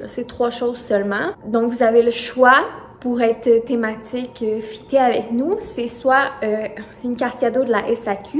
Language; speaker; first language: French; native; French